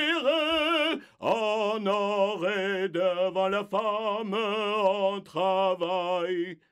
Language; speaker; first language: French; non-native, fluent; Armenian